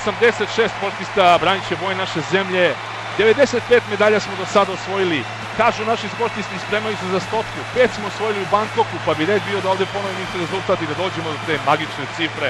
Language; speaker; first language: Bosnian; native; Bosnian